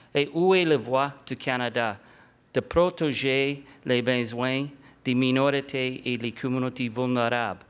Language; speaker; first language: French; non-native, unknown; English